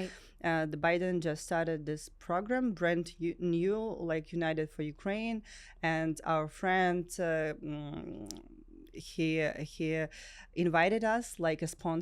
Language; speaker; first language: English; non-native, learner; Ukrainian